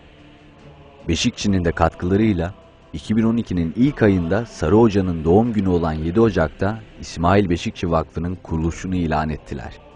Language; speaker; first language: Turkish; native; Turkish